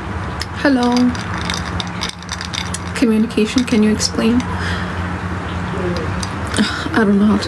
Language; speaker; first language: English; non-native, fluent; Amharic